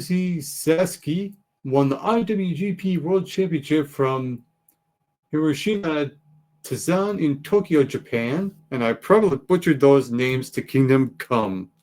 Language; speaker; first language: English; native; English